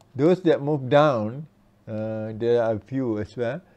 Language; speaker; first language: English; non-native, local second language; Malay